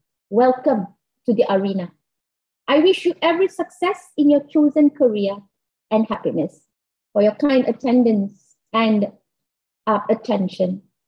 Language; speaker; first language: English; non-native, local second language; Malay